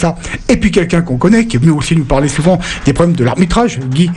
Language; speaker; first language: French; native; French